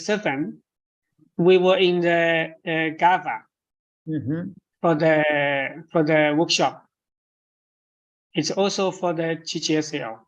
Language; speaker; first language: English; non-native, fluent; Chinese